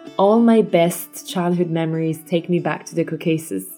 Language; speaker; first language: English; early bilingual, other home language; Armenian